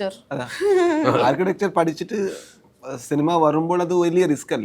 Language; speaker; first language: Malayalam; non-native, learner; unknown